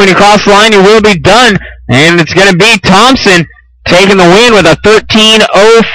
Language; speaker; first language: English; native; English